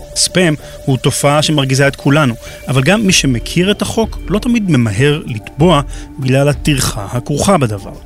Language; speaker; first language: Hebrew; native; Hebrew